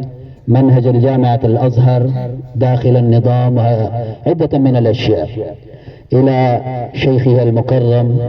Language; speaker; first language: Arabic; non-native, fluent; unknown